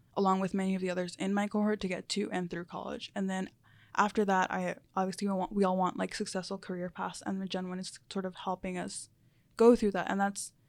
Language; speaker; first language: English; early bilingual, other home language; Spanish